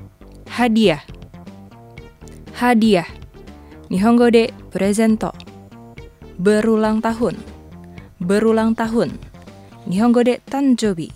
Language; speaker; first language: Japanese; non-native, fluent; Indonesian